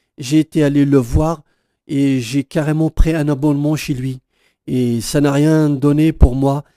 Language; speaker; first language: French; non-native, local second language; Kabyle